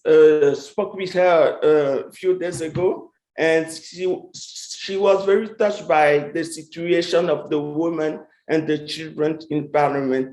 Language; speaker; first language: English; non-native, fluent; French